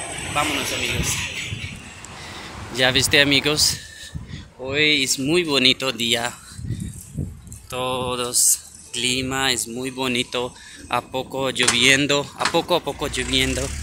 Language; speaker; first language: Spanish; non-native, learner; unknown